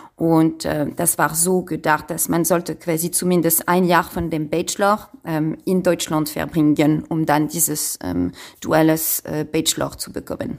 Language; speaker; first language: German; non-native, fluent; French